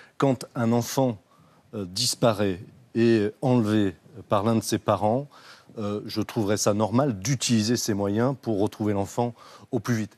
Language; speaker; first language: French; native; French